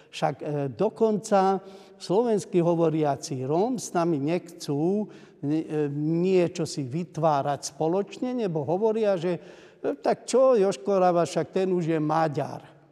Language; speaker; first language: Slovak; non-native, local second language; Hungarian